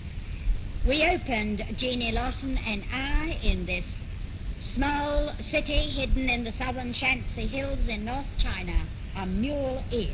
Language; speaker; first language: English; native; English